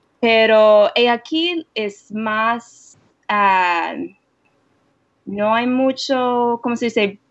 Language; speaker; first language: Spanish; non-native, learner; English